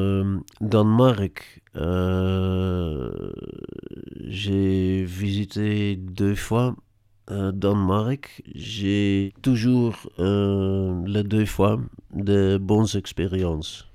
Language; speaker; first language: French; non-native, learner; Dutch